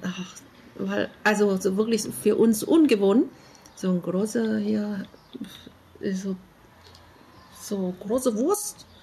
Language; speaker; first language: German; non-native, learner; Vietnamese